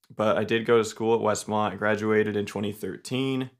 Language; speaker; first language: English; native; English